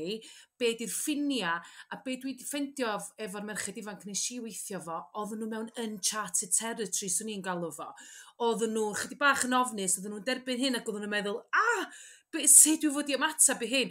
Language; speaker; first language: Welsh; native; Welsh